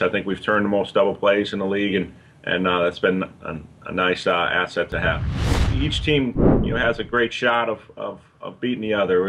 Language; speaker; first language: English; native; English